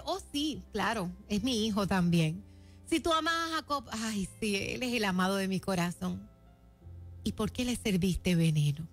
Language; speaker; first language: Spanish; native; Spanish